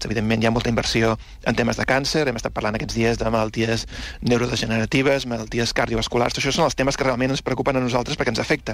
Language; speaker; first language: Catalan; native; Catalan